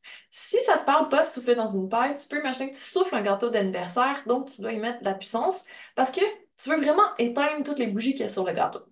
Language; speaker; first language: French; native; French